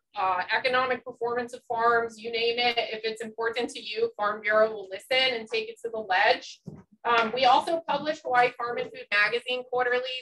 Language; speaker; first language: English; native; English